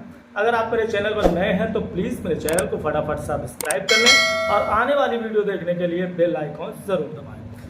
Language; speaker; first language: Hindi; native; Hindi